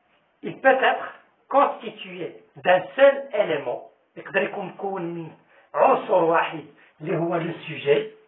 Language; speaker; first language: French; non-native, local second language; Arabic